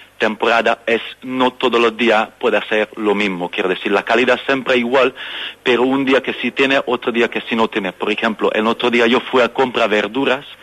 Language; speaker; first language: Spanish; non-native, learner; Hungarian